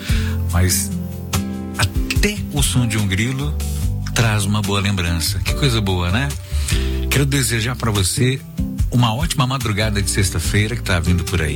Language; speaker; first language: Portuguese; native; Portuguese